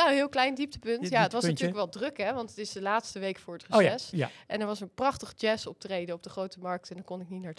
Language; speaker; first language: Dutch; native; Dutch